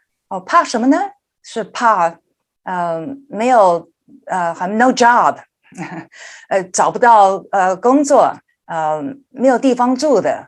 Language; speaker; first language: Chinese; early bilingual, heritage; Chinese